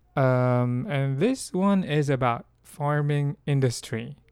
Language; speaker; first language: English; non-native, local second language; Filipino